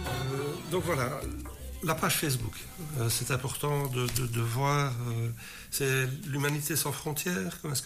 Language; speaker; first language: French; native; French